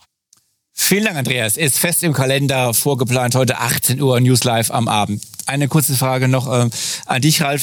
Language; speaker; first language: German; native; German